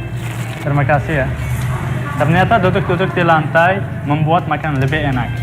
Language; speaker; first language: Indonesian; non-native, learner; Uzbek